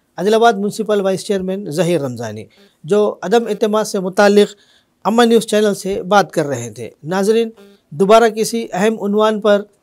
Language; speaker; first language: Hindi; non-native, local second language; Urdu